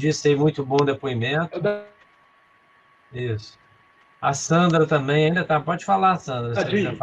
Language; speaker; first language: Portuguese; native; Portuguese